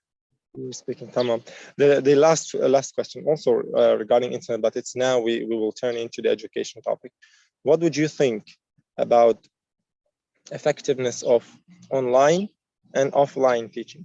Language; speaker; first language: English; non-native, fluent; Uzbek